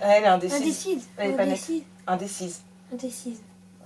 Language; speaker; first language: French; native; French